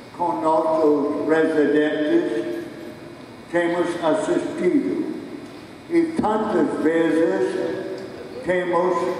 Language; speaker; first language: Portuguese; non-native, fluent; English